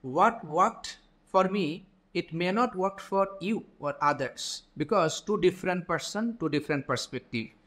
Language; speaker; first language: English; non-native, local second language; Bangla